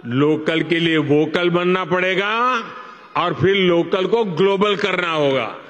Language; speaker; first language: Hindi; non-native, local second language; Gujarati